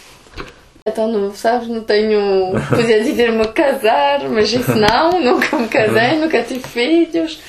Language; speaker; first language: Portuguese; early bilingual, heritage; Portuguese